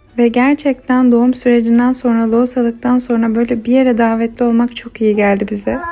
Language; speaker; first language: Turkish; native; Turkish